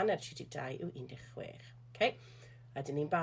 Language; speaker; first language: Welsh; non-native, local second language; English